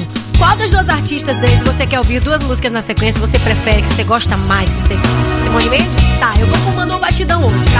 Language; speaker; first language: Portuguese; native; Portuguese